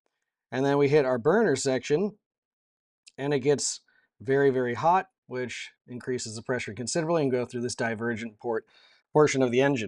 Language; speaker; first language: English; native; English